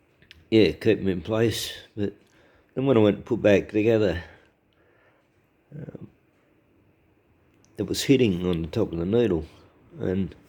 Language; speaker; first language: English; native; English